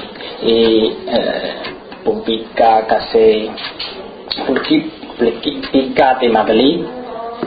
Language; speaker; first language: Spanish; non-native, learner; Chinese